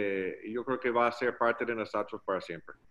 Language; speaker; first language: Spanish; non-native, learner; English